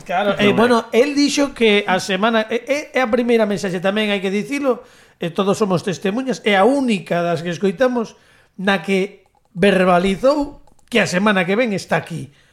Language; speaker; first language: Galician; native; Galician